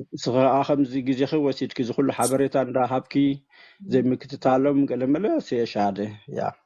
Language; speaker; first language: Tigrinya; native; Tigrinya